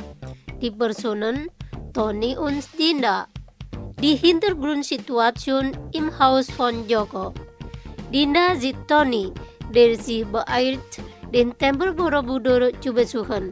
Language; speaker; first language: German; non-native, fluent; Indonesian